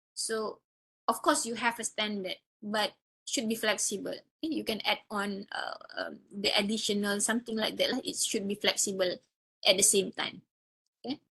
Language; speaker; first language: English; non-native, local second language; Malay